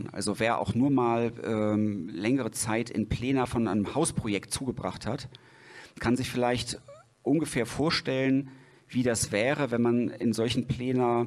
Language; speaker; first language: German; native; German